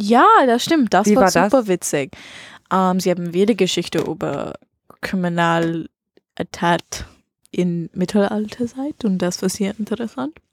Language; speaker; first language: German; non-native, learner; English